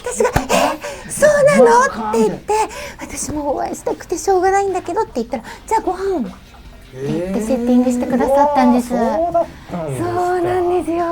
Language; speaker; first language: Japanese; native; Japanese